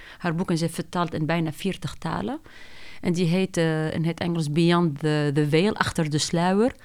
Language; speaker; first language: Dutch; non-native, fluent; Arabic